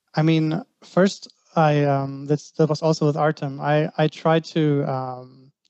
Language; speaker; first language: English; non-native, fluent; Greek